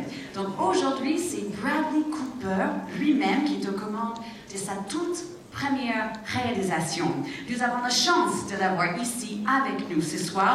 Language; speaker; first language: French; native; French